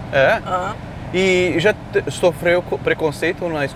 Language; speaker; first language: Portuguese; native; Portuguese